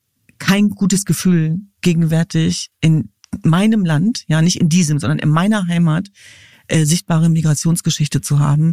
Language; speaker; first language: German; early bilingual, other home language; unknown